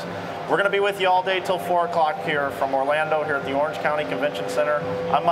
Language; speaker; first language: English; native; English